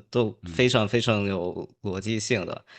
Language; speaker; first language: Chinese; early bilingual, heritage; English